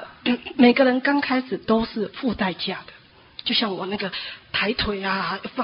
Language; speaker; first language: Chinese; native; Chinese